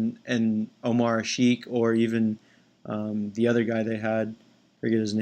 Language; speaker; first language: English; native; English